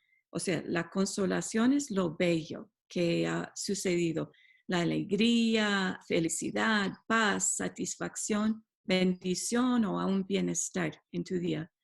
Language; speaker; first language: Spanish; non-native, fluent; English